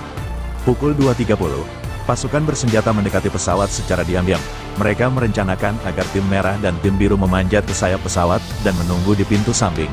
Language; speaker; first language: Indonesian; native; Indonesian